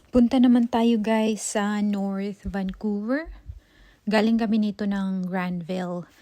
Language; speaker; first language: Filipino; non-native, local second language; Cebuano